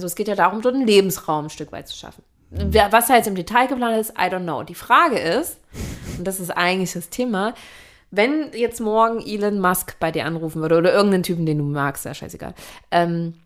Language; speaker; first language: German; native; German